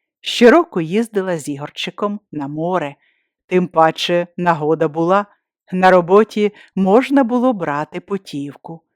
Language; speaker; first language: Ukrainian; native; Ukrainian